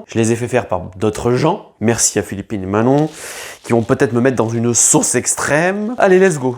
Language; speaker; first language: French; native; French